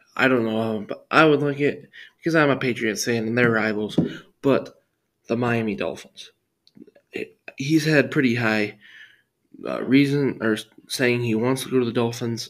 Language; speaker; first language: English; native; English